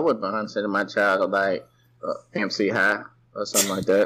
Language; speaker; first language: English; native; English